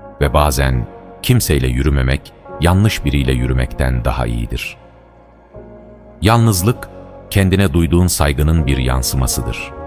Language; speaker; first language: Turkish; native; Turkish